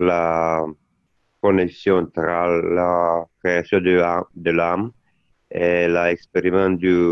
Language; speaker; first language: French; non-native, learner; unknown